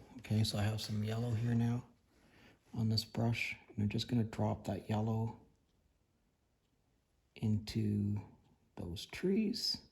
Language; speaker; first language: English; native; English